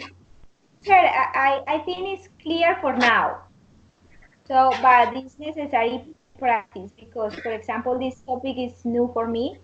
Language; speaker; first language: English; non-native, learner; Spanish